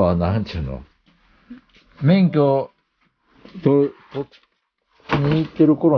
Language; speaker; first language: Japanese; native; Japanese